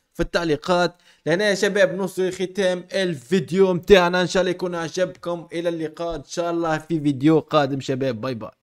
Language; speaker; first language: Arabic; native; Arabic